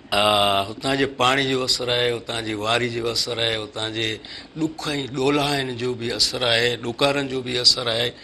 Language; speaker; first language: Sindhi; native; Sindhi